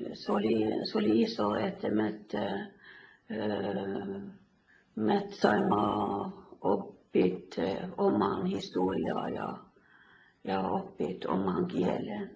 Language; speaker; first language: Finnish; early bilingual, heritage; Finnish